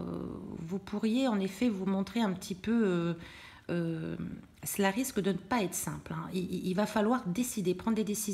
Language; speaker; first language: French; native; French